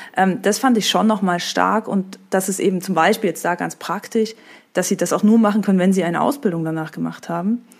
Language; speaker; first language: German; native; German